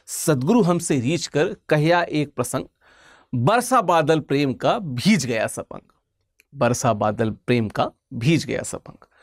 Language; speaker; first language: Hindi; native; Hindi